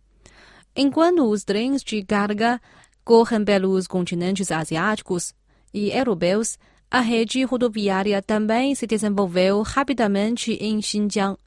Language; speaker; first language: Portuguese; non-native, fluent; Chinese